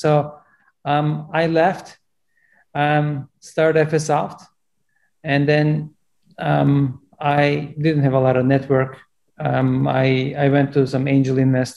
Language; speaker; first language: English; non-native, fluent; Turkish